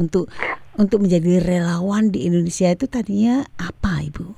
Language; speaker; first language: Indonesian; native; Indonesian